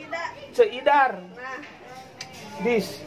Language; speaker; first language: English; non-native, learner; Sundanese